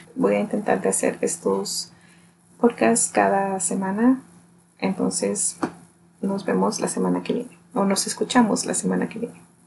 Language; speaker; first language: Spanish; early bilingual, heritage; Spanish